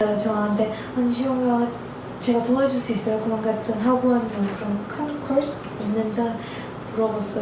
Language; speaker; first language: Korean; non-native, learner; Turkish